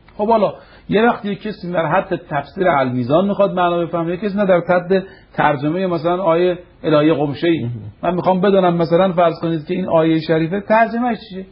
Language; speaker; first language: Persian; native; Persian